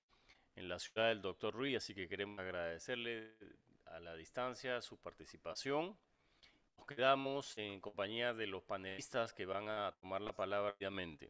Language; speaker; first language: Spanish; native; Spanish